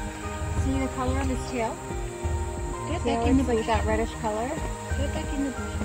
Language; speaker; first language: English; native; English